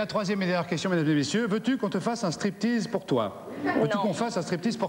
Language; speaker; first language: French; native; French